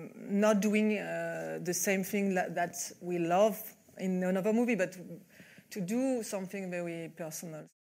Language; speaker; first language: English; non-native, fluent; French